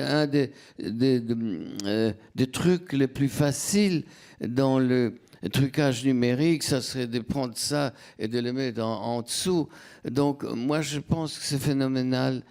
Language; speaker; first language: French; non-native, fluent; Polish